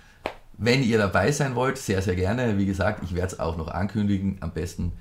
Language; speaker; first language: German; native; German